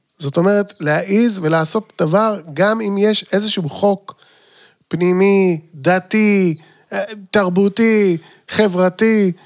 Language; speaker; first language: Hebrew; native; Hebrew